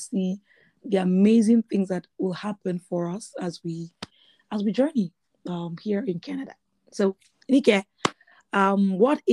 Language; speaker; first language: English; non-native, local second language; Yoruba